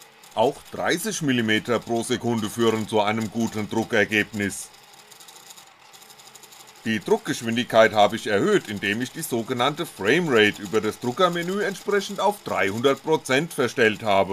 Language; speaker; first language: German; native; German